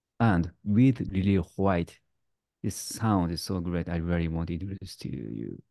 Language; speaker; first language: English; non-native, learner; Japanese